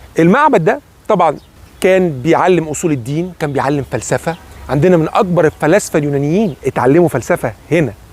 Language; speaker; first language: Arabic; native; Arabic